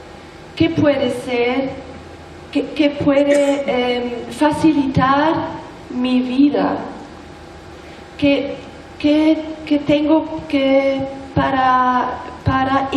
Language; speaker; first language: Spanish; non-native, learner; German